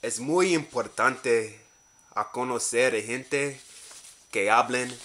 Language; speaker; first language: Spanish; non-native, learner; English